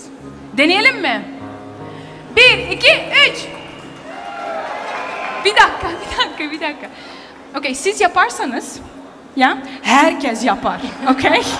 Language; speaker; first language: Turkish; early bilingual, heritage; Dutch